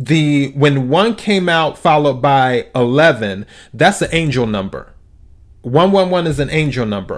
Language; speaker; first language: English; native; English